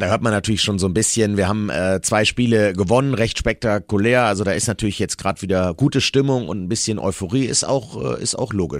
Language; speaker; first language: German; native; German